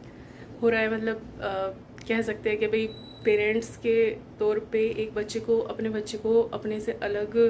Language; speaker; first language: Hindi; native; Hindi